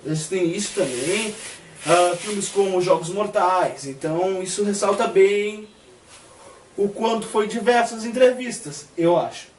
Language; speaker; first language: Portuguese; native; Portuguese